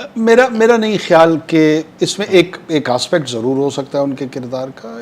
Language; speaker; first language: Urdu; non-native, local second language; Pashto